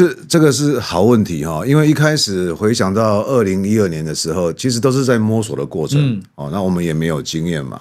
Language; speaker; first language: Chinese; native; Chinese